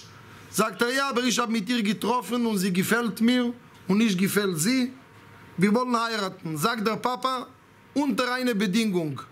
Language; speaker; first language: German; non-native, fluent; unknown